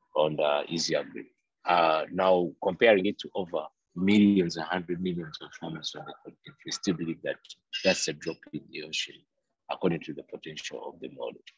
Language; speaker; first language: English; non-native, local second language; Ganda